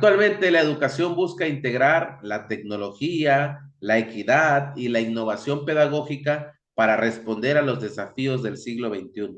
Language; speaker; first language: Spanish; native; Spanish